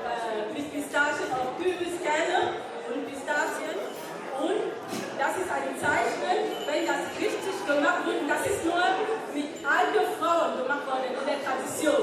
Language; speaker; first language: German; non-native, learner; French